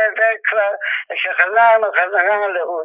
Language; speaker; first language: Hebrew; non-native, fluent; Yiddish